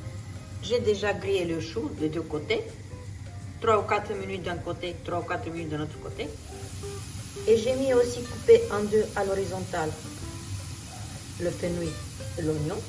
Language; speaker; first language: French; non-native, fluent; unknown